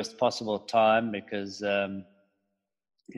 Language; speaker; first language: English; native; English